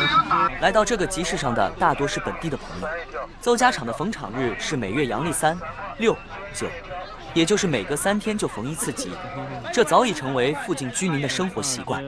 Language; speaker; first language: Chinese; native; Chinese